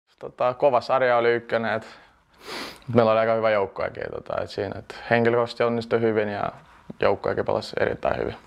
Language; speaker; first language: Finnish; early bilingual, other home language; Russian